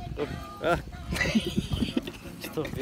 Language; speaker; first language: Russian; non-native, learner; Bulgarian